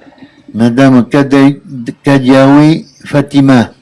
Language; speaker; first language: French; native; French